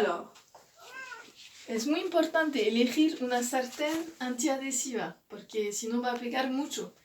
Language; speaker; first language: Spanish; non-native, fluent; French